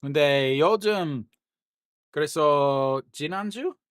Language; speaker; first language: Korean; non-native, learner; English